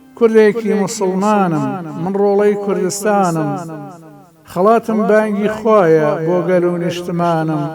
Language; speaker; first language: Central Kurdish; non-native, local second language; Gurani